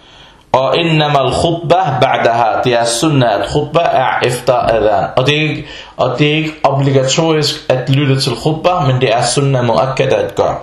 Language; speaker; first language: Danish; non-native, fluent; Arabic